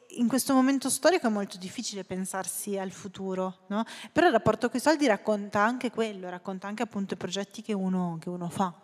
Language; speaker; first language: Italian; native; Italian